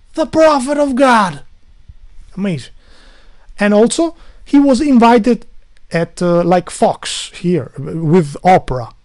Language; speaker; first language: English; non-native, learner; Albanian